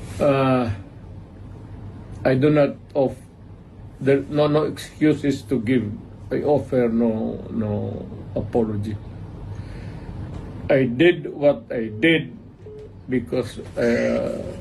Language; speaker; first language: English; non-native, local second language; Cebuano